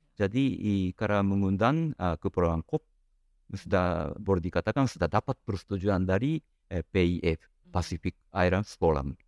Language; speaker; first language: Indonesian; non-native, fluent; Japanese